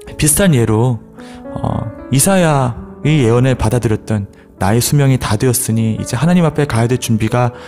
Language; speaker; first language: Korean; native; Korean